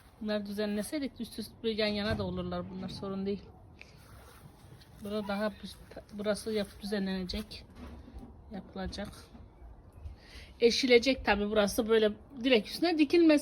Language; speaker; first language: Turkish; native; Turkish